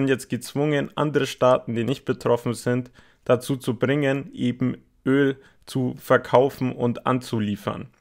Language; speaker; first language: German; native; German